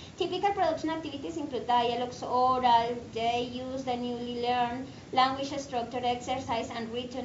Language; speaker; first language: English; non-native, fluent; Spanish